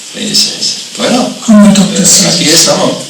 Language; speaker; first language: Spanish; non-native, fluent; German